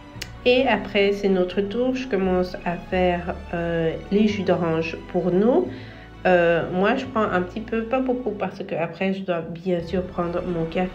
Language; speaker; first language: French; non-native, fluent; Spanish